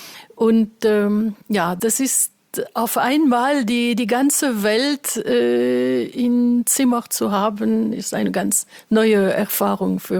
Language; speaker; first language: German; non-native, fluent; French